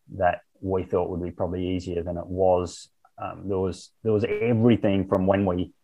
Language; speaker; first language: English; native; English